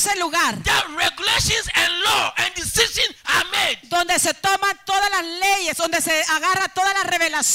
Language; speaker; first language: Spanish; native; Spanish